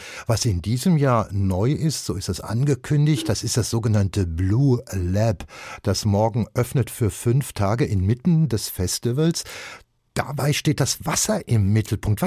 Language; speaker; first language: German; native; German